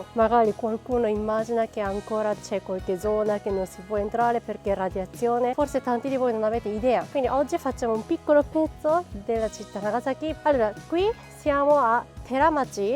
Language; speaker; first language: Italian; non-native, fluent; Japanese